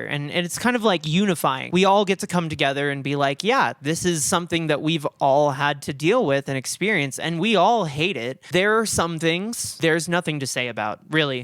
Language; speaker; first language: English; native; English